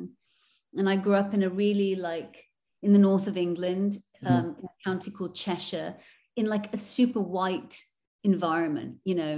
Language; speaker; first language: English; native; English